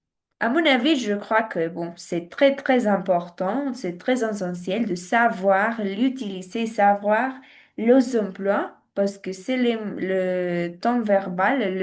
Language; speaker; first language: French; non-native, learner; Spanish